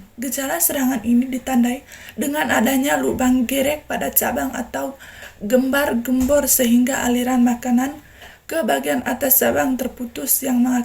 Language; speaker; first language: Indonesian; non-native, learner; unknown